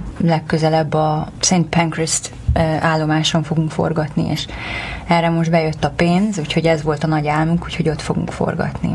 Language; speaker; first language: Hungarian; early bilingual, heritage; English